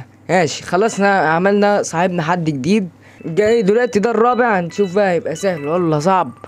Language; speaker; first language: Arabic; native; Arabic